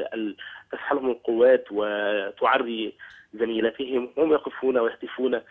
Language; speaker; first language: Arabic; native; Arabic